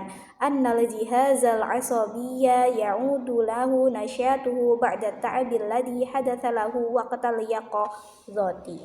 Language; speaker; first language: Arabic; non-native, learner; Indonesian